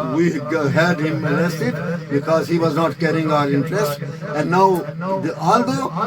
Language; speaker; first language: English; non-native, local second language; Urdu